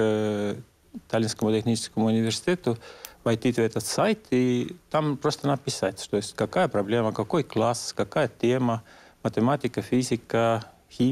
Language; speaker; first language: Russian; non-native, local second language; Estonian